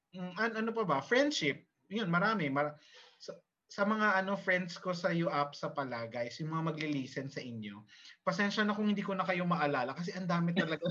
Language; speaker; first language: Filipino; early bilingual, heritage; Filipino